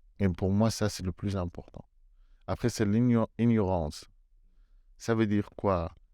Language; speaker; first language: French; non-native, fluent; Persian